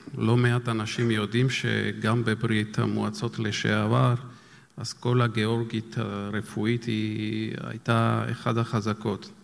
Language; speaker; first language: Hebrew; non-native, fluent; Georgian